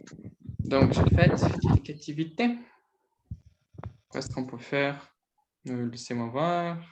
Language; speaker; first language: French; non-native, fluent; Portuguese